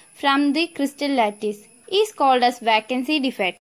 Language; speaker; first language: English; non-native, local second language; Malayalam